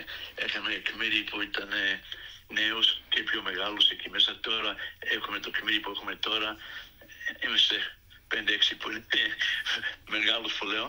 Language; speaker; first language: Greek; early bilingual, heritage; Greek